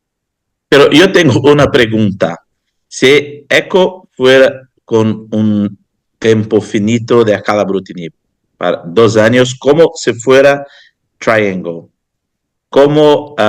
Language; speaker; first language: Spanish; non-native, fluent; Portuguese